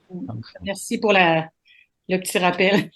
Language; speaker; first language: French; native; French